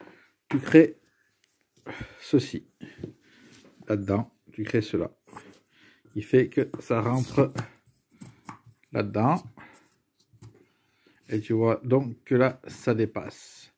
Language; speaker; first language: French; native; French